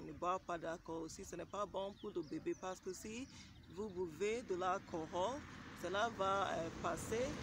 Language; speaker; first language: French; non-native, learner; English